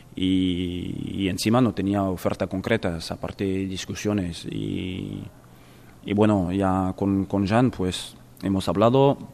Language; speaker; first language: Spanish; non-native, fluent; French